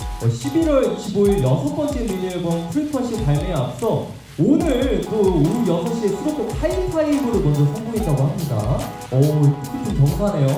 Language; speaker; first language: Korean; native; Korean